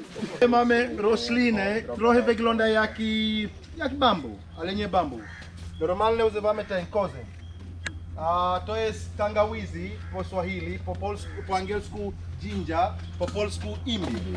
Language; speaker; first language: Polish; non-native, learner; Swahili